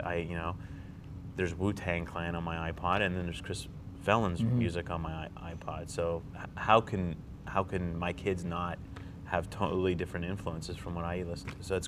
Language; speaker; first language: English; native; English